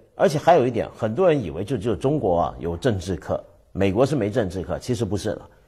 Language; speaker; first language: Chinese; native; Chinese